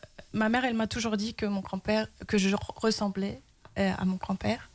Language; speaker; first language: French; early bilingual, heritage; Danish